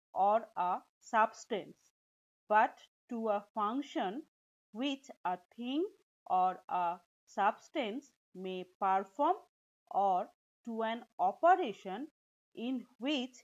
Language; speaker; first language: English; non-native, local second language; Bangla